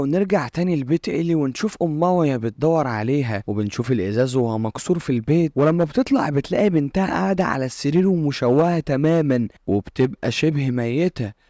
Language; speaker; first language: Arabic; native; Arabic